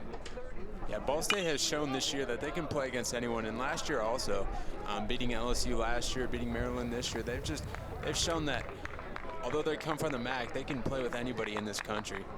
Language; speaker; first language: English; native; English